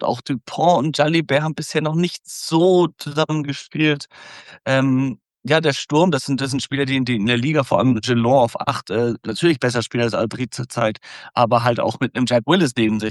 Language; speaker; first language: German; native; German